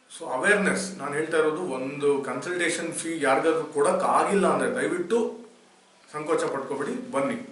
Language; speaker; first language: Kannada; native; Kannada